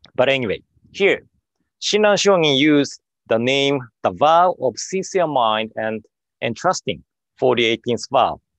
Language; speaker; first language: English; non-native, fluent; Japanese